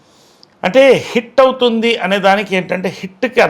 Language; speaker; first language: Telugu; native; Telugu